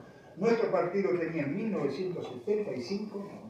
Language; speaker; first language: Spanish; native; Spanish